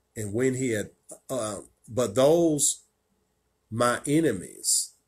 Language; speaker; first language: English; native; English